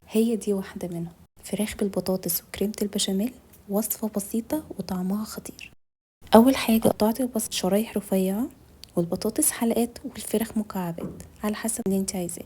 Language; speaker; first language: Arabic; native; Arabic